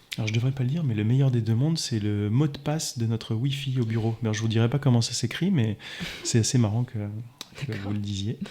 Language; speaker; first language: French; native; French